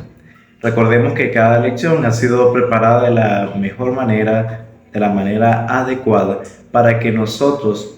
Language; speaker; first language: Spanish; native; Spanish